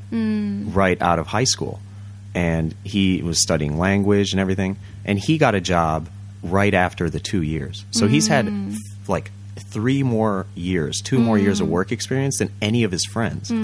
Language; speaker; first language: English; early bilingual, other home language; Japanese